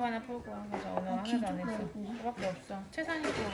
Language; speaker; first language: Korean; native; Korean